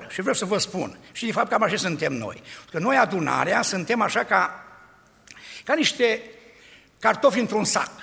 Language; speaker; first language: Romanian; native; Romanian